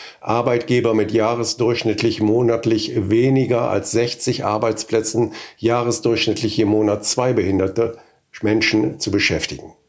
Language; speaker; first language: German; native; German